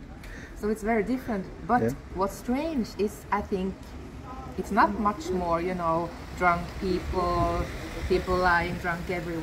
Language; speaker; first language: English; non-native, fluent; Norwegian